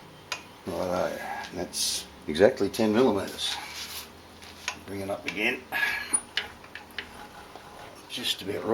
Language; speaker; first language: English; native; English